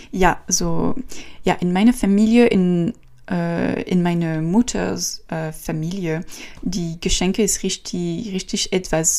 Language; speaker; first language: German; non-native, learner; French